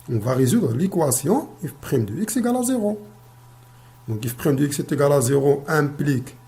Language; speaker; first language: French; non-native, local second language; Arabic